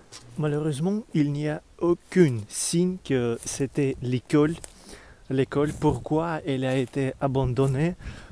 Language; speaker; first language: French; non-native, learner; Russian